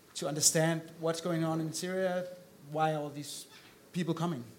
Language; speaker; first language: English; non-native, fluent; Danish